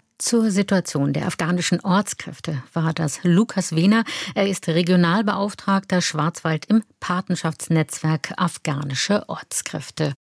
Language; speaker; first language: German; native; German